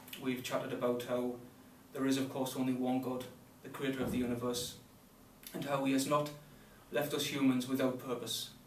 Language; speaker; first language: English; native; English